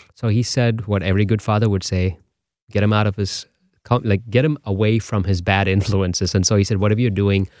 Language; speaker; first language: English; non-native, local second language; Tamil